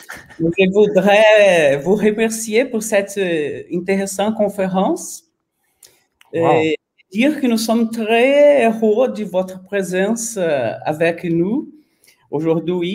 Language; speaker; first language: French; non-native, learner; Portuguese